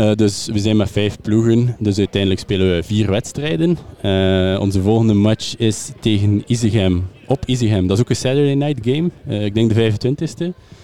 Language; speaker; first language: Dutch; native; Dutch